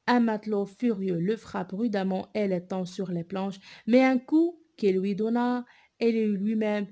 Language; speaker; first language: French; non-native, local second language; Arabic